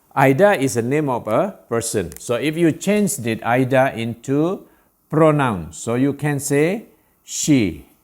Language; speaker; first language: English; non-native, local second language; Malay